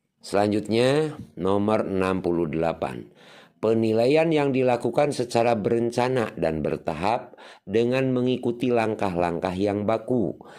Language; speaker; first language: Indonesian; non-native, local second language; Sundanese